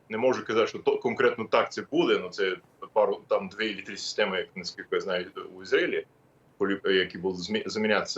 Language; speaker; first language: Ukrainian; non-native, fluent; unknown